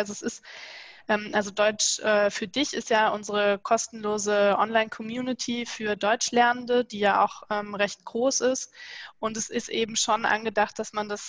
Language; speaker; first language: German; native; German